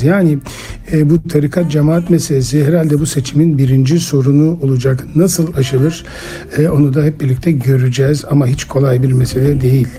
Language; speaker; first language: Turkish; native; Turkish